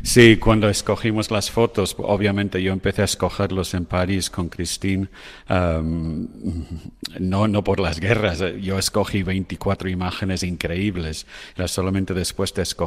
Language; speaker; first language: Spanish; non-native, fluent; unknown